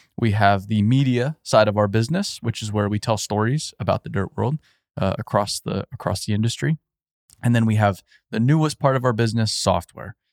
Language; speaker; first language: English; native; English